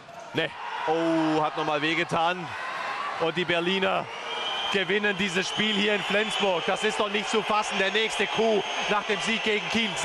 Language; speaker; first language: German; native; German